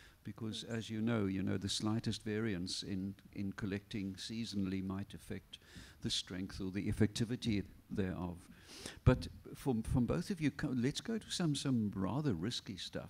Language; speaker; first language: English; non-native, local second language; Afrikaans